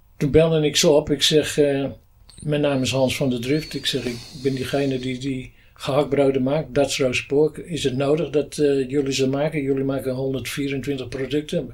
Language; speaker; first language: Dutch; native; Dutch